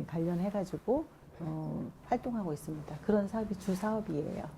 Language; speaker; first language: Korean; native; Korean